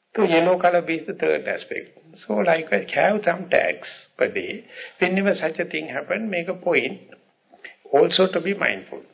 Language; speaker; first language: English; non-native, local second language; Sinhala